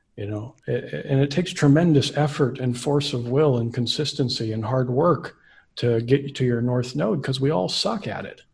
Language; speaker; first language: English; native; English